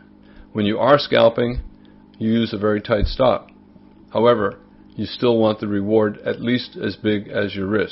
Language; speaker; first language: English; native; English